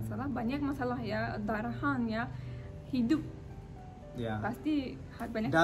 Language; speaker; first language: Indonesian; non-native, learner; Turkish